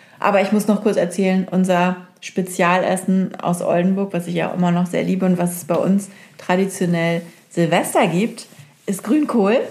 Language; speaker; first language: German; native; German